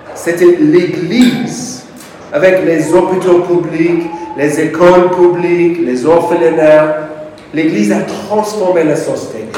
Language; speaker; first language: French; non-native, fluent; English